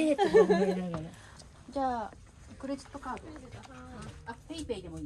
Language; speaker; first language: Japanese; native; Japanese